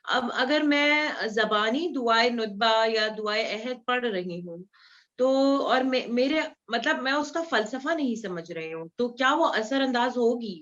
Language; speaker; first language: Urdu; native; Urdu